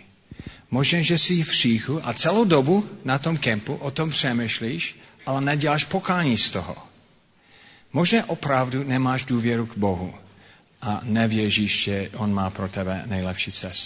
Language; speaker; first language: Czech; non-native, fluent; English